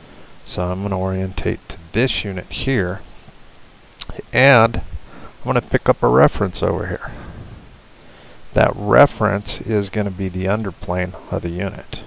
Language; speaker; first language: English; native; English